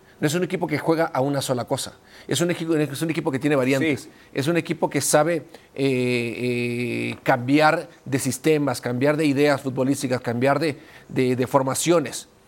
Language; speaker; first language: Spanish; native; Spanish